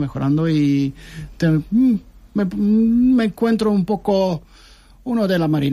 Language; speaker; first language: Spanish; early bilingual, heritage; Dutch